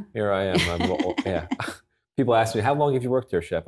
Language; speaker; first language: English; native; English